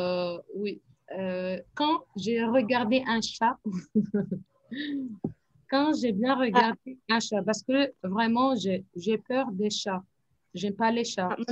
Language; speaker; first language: French; non-native, fluent; Arabic